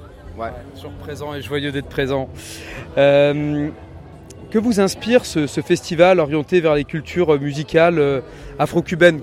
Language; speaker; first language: French; native; French